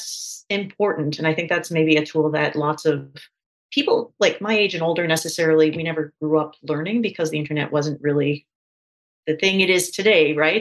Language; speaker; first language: English; native; English